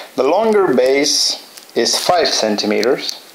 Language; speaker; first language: English; non-native, fluent; Lithuanian